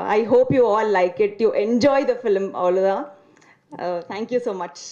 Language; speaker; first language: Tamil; non-native, learner; Telugu